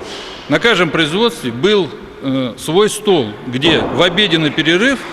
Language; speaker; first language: Russian; native; Russian